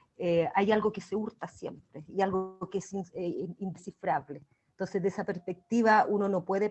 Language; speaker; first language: Spanish; native; Spanish